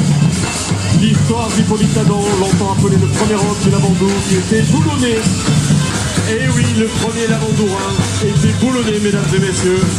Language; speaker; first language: French; native; French